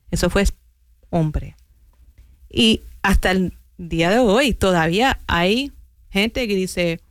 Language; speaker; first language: Spanish; non-native, fluent; English